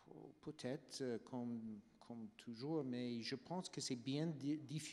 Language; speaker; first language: French; non-native, fluent; English